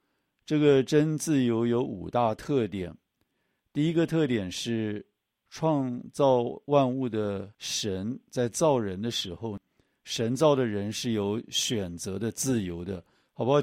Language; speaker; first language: Chinese; native; Chinese